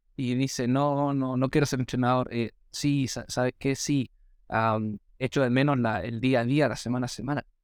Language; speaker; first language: Spanish; non-native, fluent; English